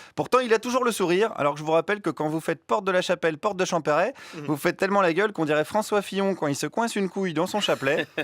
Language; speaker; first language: French; native; French